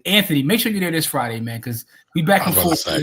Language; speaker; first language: English; native; English